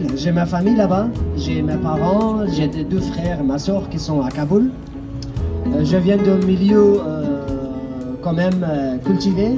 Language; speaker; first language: French; non-native, fluent; Persian